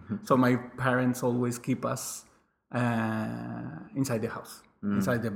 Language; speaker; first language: English; non-native, fluent; Spanish